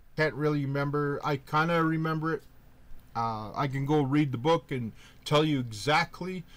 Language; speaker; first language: English; native; English